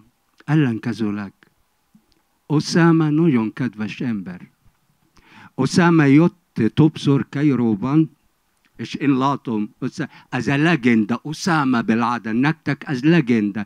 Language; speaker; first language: Hungarian; non-native, fluent; Arabic